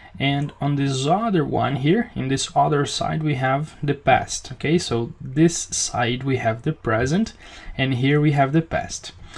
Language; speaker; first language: English; non-native, fluent; Portuguese